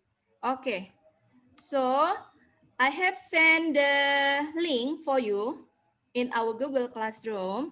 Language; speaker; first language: English; non-native, learner; Indonesian